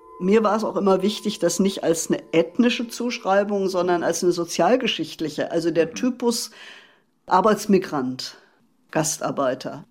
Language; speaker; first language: German; native; German